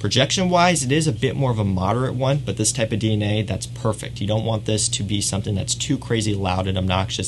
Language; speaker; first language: English; native; English